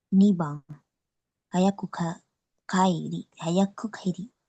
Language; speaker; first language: Japanese; non-native, learner; Indonesian